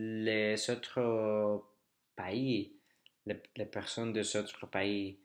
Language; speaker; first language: French; non-native, learner; Spanish